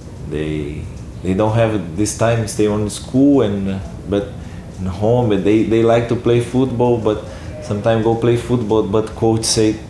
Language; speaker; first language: English; non-native, learner; Portuguese